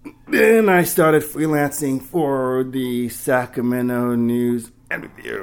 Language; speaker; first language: English; native; English